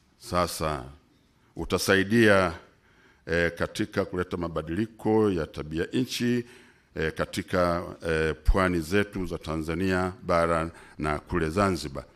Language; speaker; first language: Swahili; native; Swahili